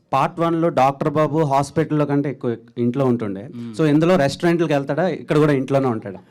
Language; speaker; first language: Telugu; native; Telugu